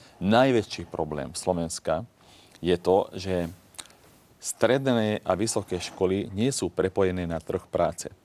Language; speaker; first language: Slovak; non-native, local second language; Hungarian